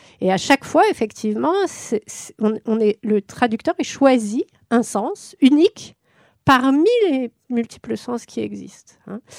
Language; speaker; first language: French; native; French